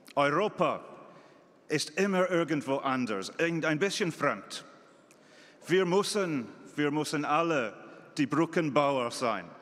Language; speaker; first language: German; non-native, fluent; English